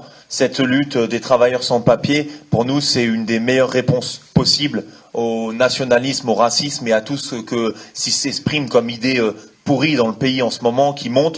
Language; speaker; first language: French; native; French